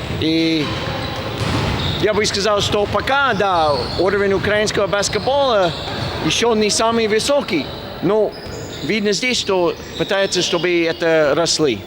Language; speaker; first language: Russian; non-native, fluent; English